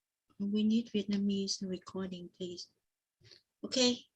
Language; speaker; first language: English; non-native, fluent; Vietnamese